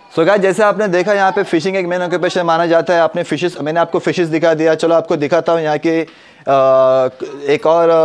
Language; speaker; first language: Hindi; non-native, local second language; Konkani